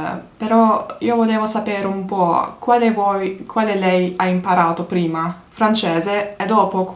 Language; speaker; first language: Italian; non-native, learner; Turkish